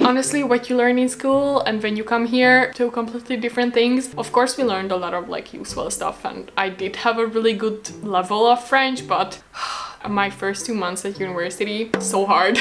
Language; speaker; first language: English; non-native, fluent; Hungarian